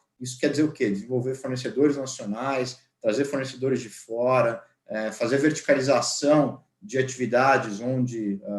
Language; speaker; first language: Portuguese; native; Portuguese